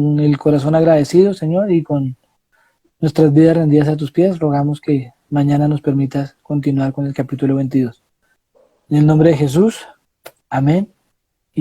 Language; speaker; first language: Spanish; native; Spanish